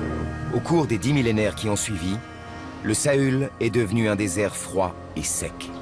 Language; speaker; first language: French; native; French